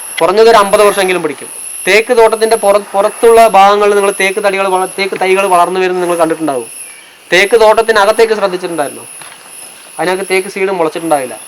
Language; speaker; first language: Malayalam; non-native, local second language; Tamil